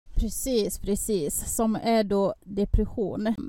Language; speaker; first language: Swedish; non-native, fluent; French